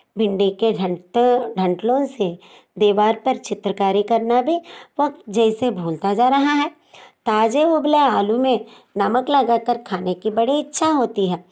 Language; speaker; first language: Hindi; non-native, local second language; Telugu